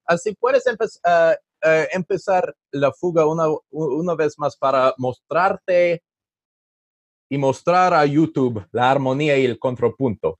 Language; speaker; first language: Spanish; non-native, learner; English